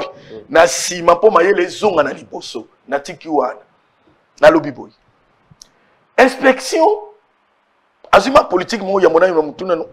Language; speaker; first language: French; non-native, local second language; Lingala